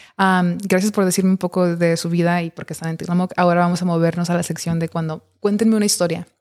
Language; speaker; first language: Spanish; early bilingual, heritage; Spanish